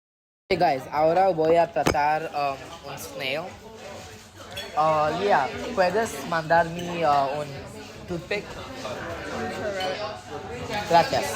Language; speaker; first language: Spanish; non-native, learner; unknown